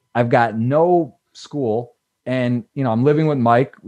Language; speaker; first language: English; native; English